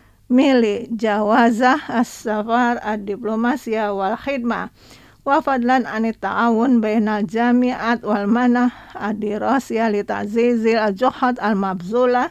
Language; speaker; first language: Arabic; non-native, fluent; Indonesian